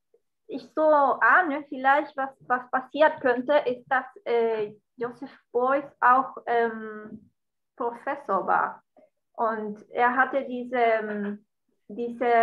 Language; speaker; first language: German; non-native, fluent; Spanish